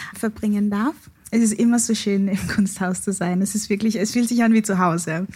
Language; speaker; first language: German; early bilingual, other home language; Igbo